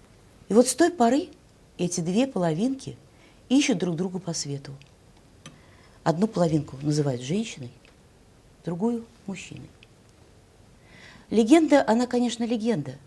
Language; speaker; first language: Russian; native; Russian